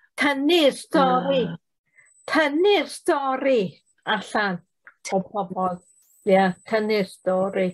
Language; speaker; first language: Welsh; native; Welsh